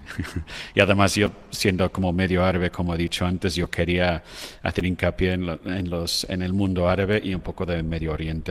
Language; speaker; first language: Spanish; non-native, fluent; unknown